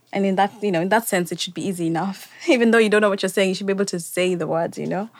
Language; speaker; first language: English; non-native, local second language; Swahili